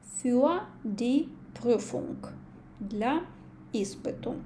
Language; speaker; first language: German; non-native, fluent; Ukrainian